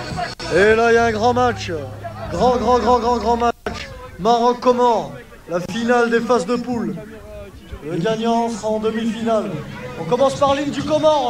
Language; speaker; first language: French; early bilingual, other home language; Arabic